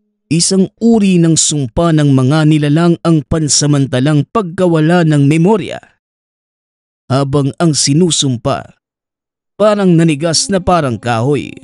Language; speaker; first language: Filipino; native; Filipino